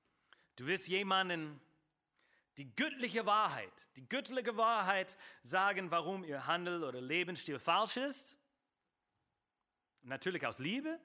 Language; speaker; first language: German; non-native, fluent; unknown